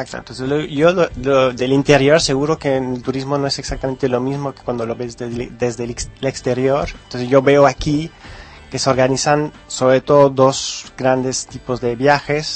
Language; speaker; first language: Spanish; early bilingual, heritage; Spanish